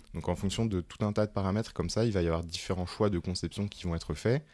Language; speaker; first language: French; native; French